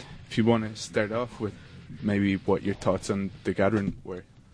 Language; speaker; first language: English; native; English